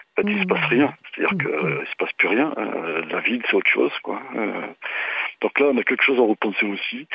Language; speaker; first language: French; native; French